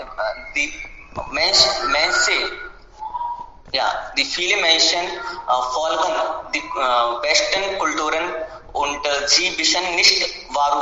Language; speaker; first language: German; non-native, learner; Hindi